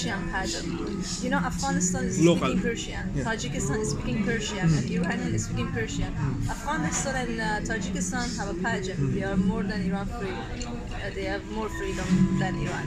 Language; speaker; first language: English; non-native, learner; Persian